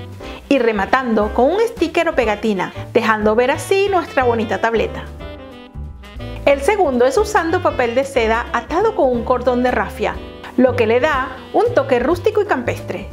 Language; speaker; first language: Spanish; native; Spanish